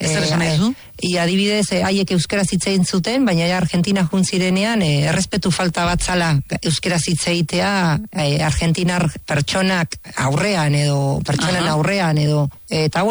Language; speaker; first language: Basque; non-native, fluent; Spanish